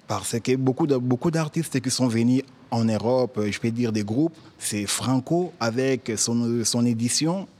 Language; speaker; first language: French; non-native, local second language; Lingala